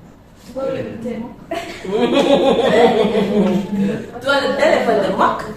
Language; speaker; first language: French; non-native, fluent; Indonesian